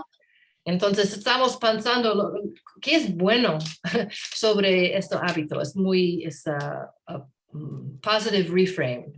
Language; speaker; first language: Spanish; non-native, learner; English